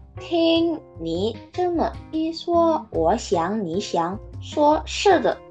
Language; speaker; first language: Chinese; non-native, learner; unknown